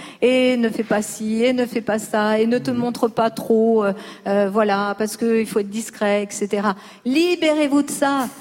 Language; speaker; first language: French; early bilingual, other home language; Spanish